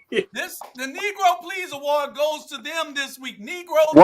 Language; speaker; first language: English; native; English